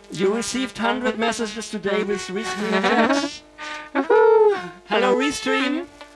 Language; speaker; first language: English; non-native, fluent; German